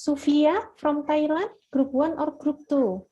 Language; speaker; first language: English; non-native, fluent; Indonesian